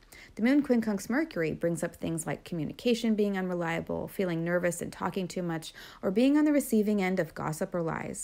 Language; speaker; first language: English; native; English